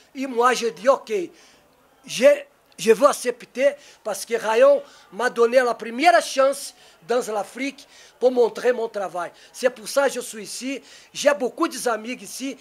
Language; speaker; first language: French; non-native, learner; Portuguese